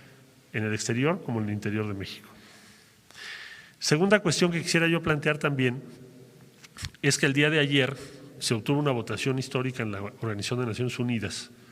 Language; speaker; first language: Spanish; native; Spanish